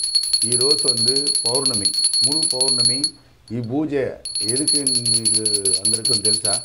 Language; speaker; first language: Telugu; non-native, local second language; Tamil